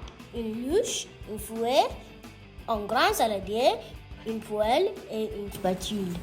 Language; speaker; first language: French; non-native, learner; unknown